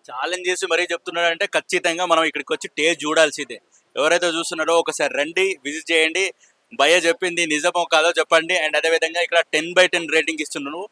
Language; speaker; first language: Telugu; native; Telugu